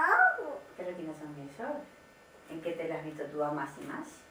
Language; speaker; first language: Spanish; native; Spanish